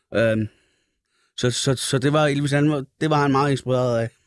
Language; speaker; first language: Danish; native; Danish